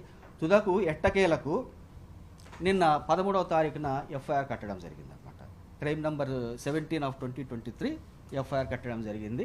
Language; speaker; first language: Telugu; native; Telugu